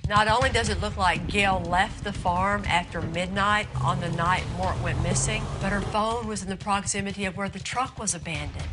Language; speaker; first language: English; native; English